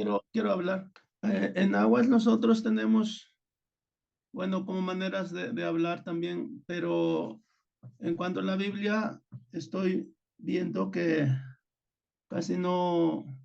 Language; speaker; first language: Spanish; non-native, local second language; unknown